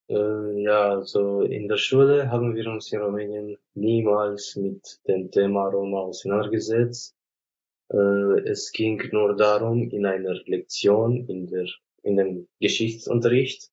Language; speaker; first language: German; non-native, fluent; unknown